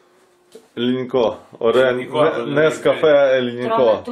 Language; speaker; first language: Greek; non-native, fluent; Ukrainian